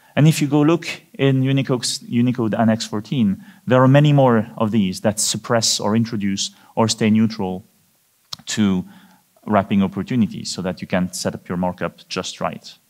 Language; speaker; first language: English; non-native, fluent; French